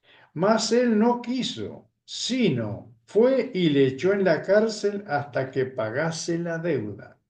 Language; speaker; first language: Spanish; native; Spanish